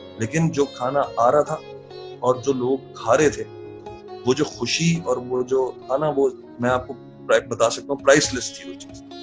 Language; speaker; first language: Urdu; native; Urdu